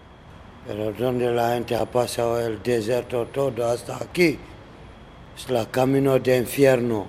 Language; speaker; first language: Spanish; non-native, learner; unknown